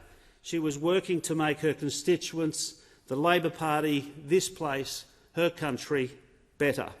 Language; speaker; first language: English; native; English